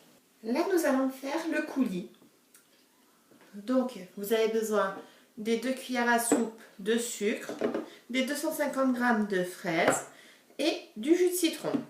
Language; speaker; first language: French; native; French